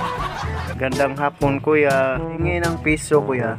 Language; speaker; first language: Filipino; non-native, local second language; Cebuano